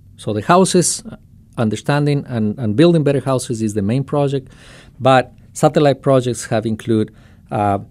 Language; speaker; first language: English; non-native, fluent; Spanish